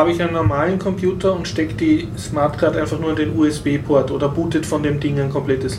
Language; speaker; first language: German; native; German